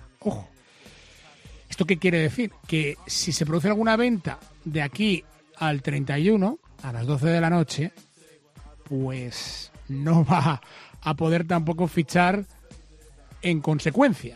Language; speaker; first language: Spanish; native; Spanish